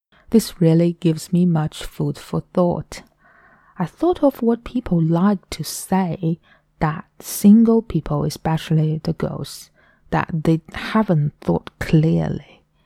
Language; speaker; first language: English; non-native, fluent; Chinese